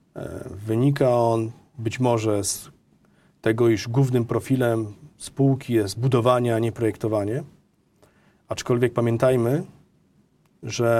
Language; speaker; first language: Polish; native; Polish